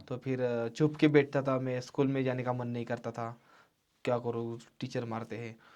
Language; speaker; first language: Hindi; non-native, local second language; Marathi